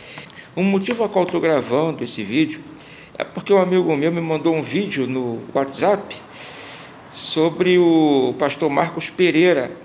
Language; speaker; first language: Portuguese; native; Portuguese